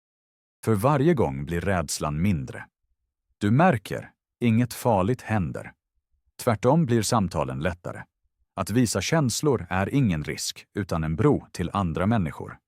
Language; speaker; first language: Swedish; non-native, fluent; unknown